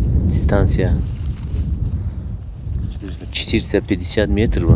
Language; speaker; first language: Russian; non-native, local second language; Tajik